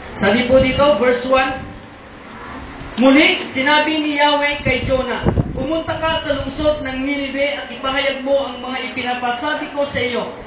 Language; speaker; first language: Filipino; non-native, local second language; Iloko